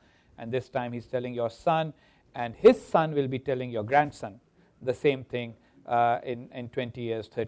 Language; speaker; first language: English; non-native, local second language; Urdu